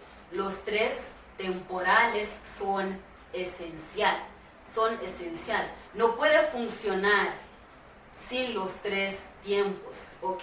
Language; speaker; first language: Spanish; non-native, fluent; Swahili